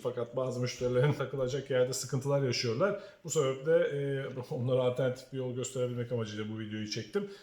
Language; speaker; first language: Turkish; native; Turkish